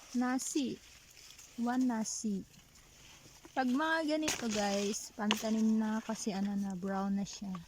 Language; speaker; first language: Filipino; non-native, local second language; Cebuano